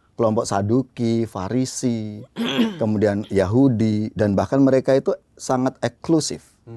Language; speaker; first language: Indonesian; native; Indonesian